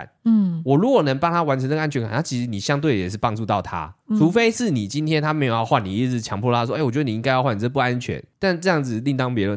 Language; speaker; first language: Chinese; native; Chinese